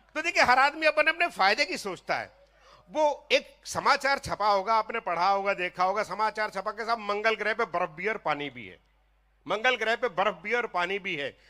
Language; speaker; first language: Hindi; non-native, local second language; Punjabi